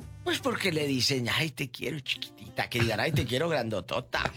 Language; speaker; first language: Spanish; native; Spanish